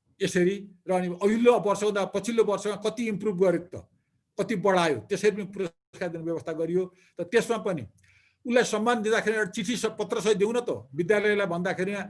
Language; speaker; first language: Nepali; native; Nepali